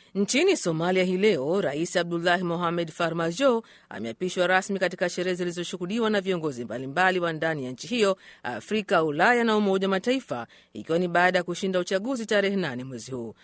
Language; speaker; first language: Swahili; non-native, local second language; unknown